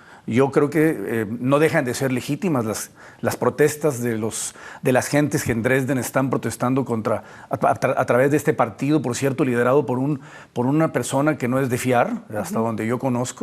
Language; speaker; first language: Spanish; native; Spanish